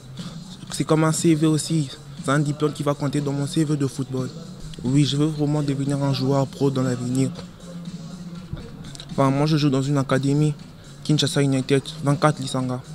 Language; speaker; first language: French; non-native, local second language; Lingala